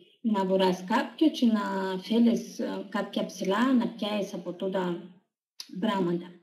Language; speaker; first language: Greek; non-native, learner; Russian